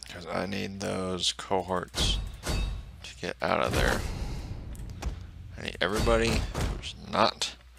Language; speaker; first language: English; native; English